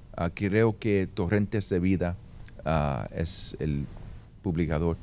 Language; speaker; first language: Spanish; early bilingual, heritage; Spanish